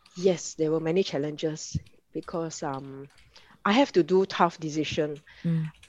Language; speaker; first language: English; non-native, local second language; Min Nan Chinese